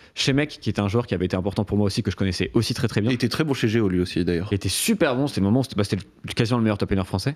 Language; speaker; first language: French; native; French